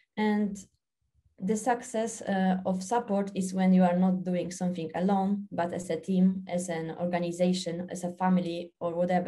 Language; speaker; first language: English; non-native, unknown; Polish